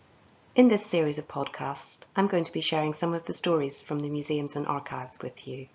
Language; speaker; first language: English; native; English